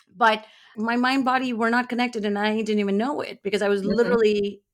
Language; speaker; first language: English; non-native, local second language; Gujarati